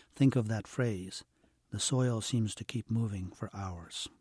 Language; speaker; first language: English; early bilingual, heritage; English